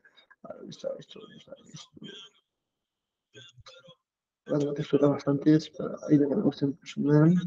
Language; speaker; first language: Spanish; native; Spanish